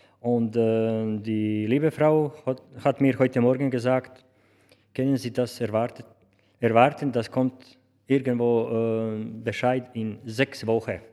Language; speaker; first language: German; non-native, learner; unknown